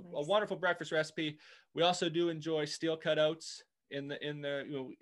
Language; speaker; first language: English; native; English